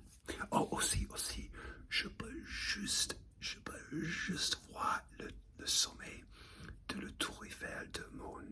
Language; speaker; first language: French; non-native, learner; English